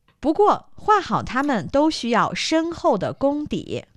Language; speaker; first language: Chinese; native; Chinese